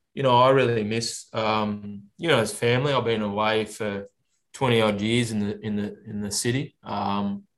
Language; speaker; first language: English; native; English